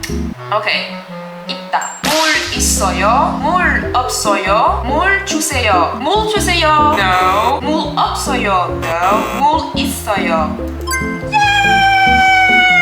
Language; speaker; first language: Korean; non-native, learner; English